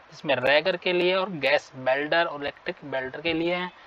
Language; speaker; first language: Hindi; native; Hindi